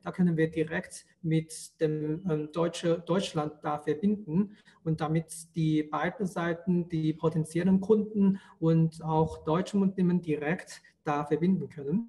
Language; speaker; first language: German; non-native, fluent; Chinese